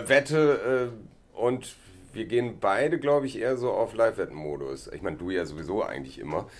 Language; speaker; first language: German; native; German